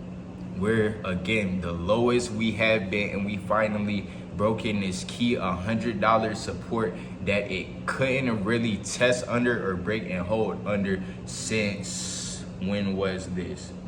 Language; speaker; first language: English; native; English